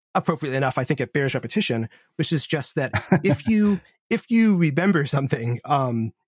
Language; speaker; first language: English; native; English